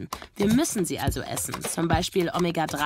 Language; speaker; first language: German; native; German